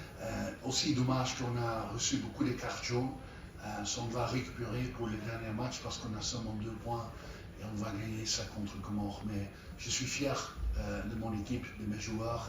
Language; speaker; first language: French; non-native, learner; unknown